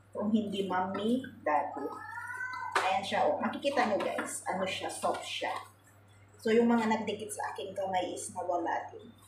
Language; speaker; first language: Filipino; native; Filipino